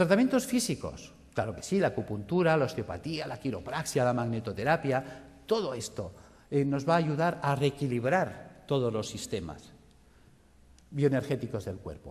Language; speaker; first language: Spanish; native; Spanish